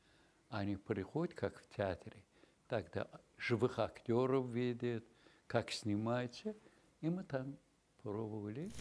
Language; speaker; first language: Russian; non-native, local second language; Azerbaijani